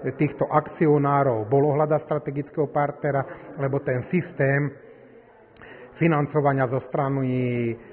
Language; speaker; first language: Slovak; native; Slovak